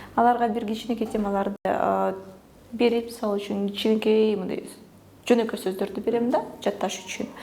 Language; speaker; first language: Kyrgyz; early bilingual, other home language; Russian